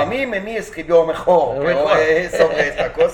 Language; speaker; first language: Spanish; non-native, fluent; Hebrew